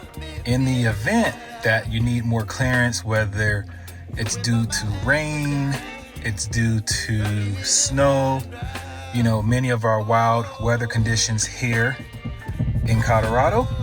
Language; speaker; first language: English; native; English